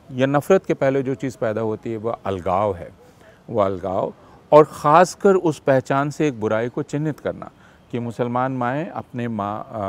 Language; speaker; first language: Hindi; native; Hindi